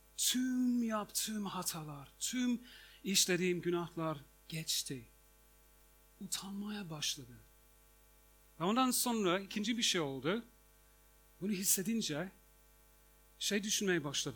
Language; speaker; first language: Turkish; non-native, fluent; English